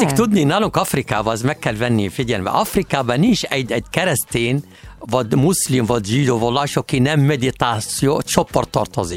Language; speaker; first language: Hungarian; non-native, learner; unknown